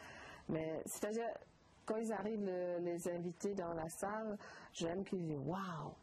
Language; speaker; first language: French; non-native, learner; English